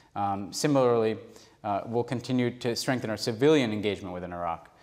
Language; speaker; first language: English; native; English